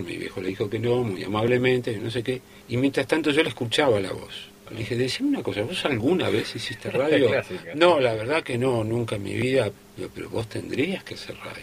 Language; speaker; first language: Spanish; native; Spanish